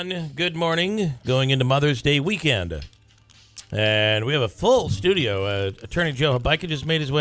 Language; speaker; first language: English; native; English